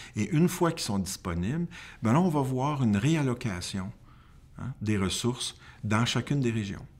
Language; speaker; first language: French; native; French